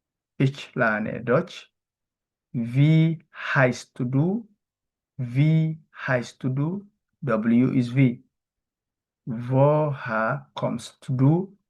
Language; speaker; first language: German; non-native, learner; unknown